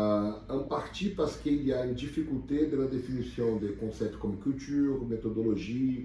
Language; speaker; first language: French; non-native, learner; Portuguese